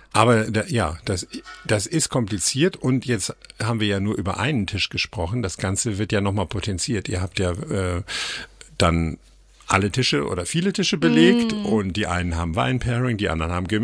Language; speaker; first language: German; native; German